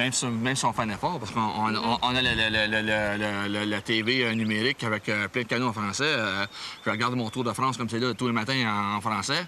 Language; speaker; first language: French; native; French